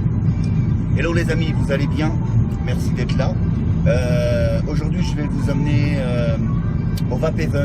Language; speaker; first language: French; native; French